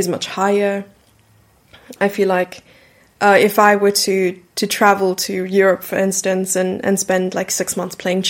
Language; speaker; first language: English; native; English